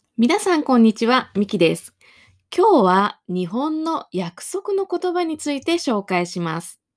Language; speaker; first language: Japanese; native; Japanese